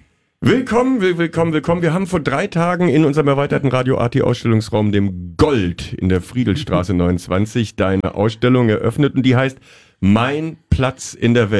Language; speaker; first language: German; native; German